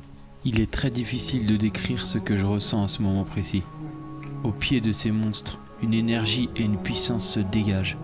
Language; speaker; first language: French; native; French